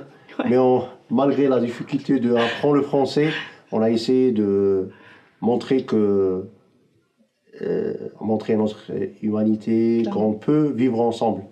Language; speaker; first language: French; non-native, fluent; Arabic